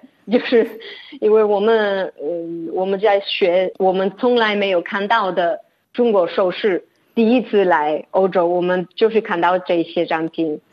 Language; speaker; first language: Chinese; non-native, fluent; French